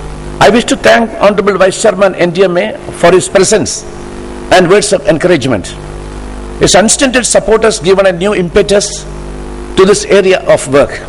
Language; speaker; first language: English; non-native, local second language; Malayalam